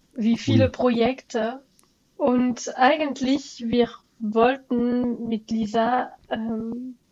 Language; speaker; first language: German; non-native, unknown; French